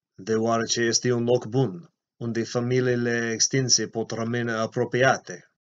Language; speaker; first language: Romanian; non-native, learner; English